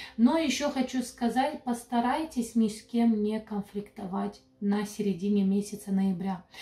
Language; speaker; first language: Russian; non-native, local second language; Romanian